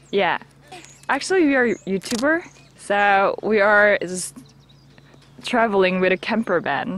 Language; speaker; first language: English; non-native, learner; Korean